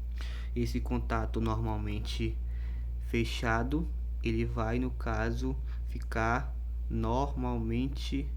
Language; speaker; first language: Portuguese; native; Portuguese